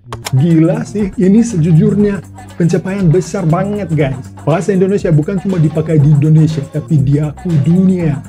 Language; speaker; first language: Indonesian; non-native, fluent; Russian